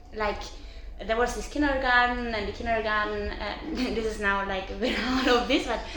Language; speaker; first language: English; non-native, fluent; German